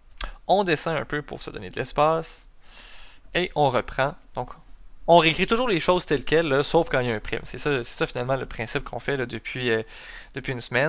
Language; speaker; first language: French; native; French